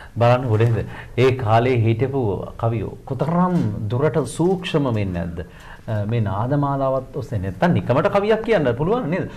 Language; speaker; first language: Sinhala; native; Sinhala